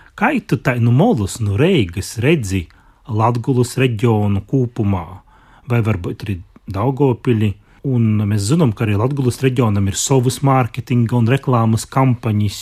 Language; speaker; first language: Latvian; non-native, local second language; Russian